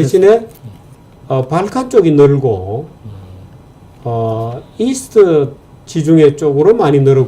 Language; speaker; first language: Korean; native; Korean